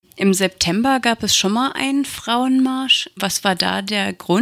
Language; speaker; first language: German; native; German